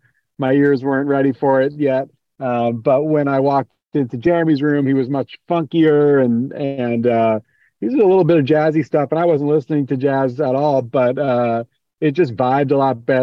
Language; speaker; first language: English; native; English